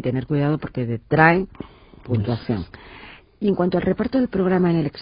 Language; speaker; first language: Spanish; native; Spanish